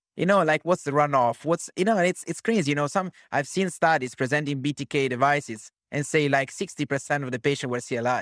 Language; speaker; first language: English; non-native, fluent; Italian